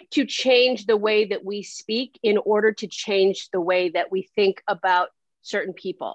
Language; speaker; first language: English; native; English